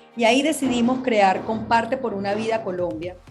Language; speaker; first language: Spanish; native; Spanish